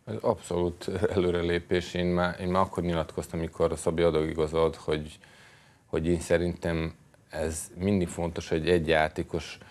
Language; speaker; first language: Hungarian; non-native, fluent; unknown